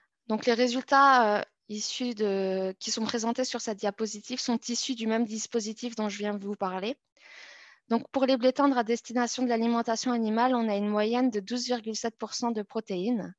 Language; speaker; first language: French; native; French